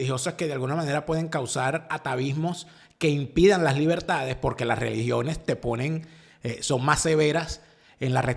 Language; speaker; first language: Spanish; native; Spanish